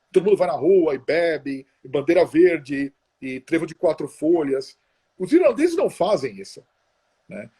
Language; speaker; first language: Portuguese; non-native, fluent; Italian